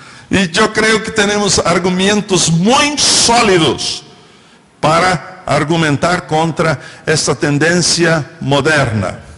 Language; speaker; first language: Spanish; non-native, fluent; Portuguese